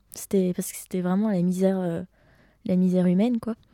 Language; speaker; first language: French; native; French